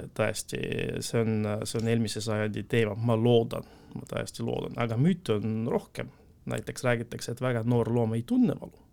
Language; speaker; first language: Estonian; non-native, local second language; Russian